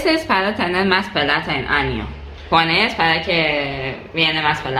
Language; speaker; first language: Spanish; non-native, learner; Persian